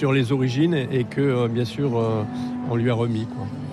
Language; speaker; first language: French; native; French